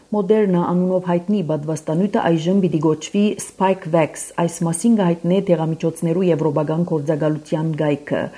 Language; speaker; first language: Armenian; early bilingual, heritage; Armenian